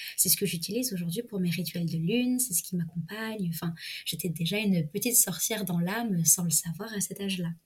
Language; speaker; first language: French; native; French